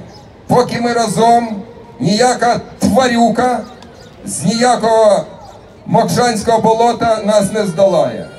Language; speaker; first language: Ukrainian; native; Ukrainian